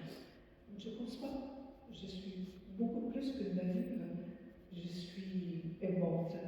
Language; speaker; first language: French; non-native, fluent; Arabic